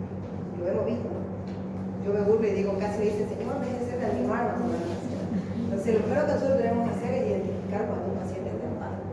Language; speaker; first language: Spanish; native; Spanish